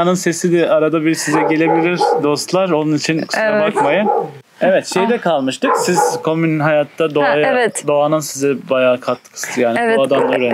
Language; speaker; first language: Turkish; native; Turkish